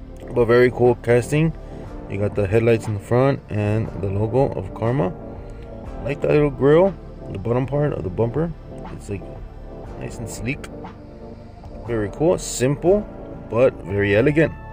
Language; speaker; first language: English; early bilingual, other home language; Spanish